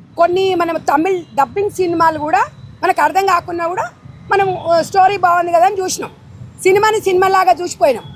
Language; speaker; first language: Telugu; native; Telugu